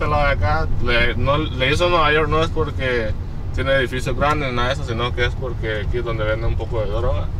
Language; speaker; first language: Spanish; early bilingual, heritage; Spanish